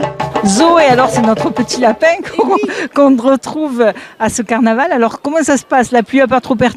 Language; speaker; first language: French; native; French